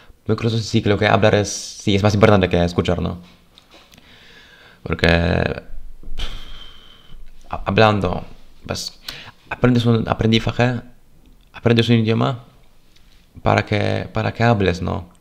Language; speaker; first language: Spanish; non-native, fluent; Polish